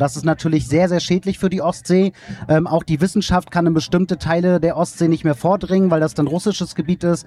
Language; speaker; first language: German; native; German